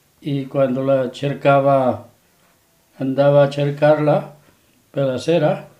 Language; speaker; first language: Italian; non-native, learner; Catalan